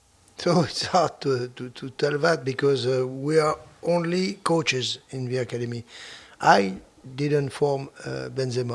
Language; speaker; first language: English; non-native, fluent; French